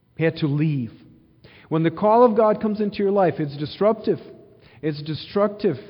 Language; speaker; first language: English; early bilingual, other home language; Ukrainian